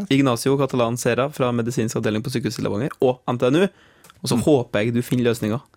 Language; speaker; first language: Norwegian; native; Norwegian